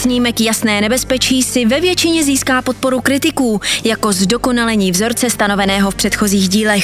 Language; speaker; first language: Czech; native; Czech